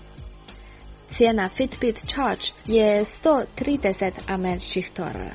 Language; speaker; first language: Croatian; native; Croatian